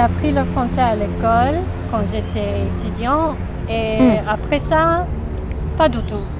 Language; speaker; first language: French; non-native, learner; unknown